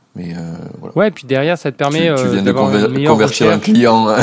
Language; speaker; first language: French; native; French